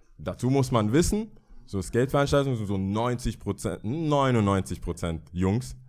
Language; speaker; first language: German; early bilingual, other home language; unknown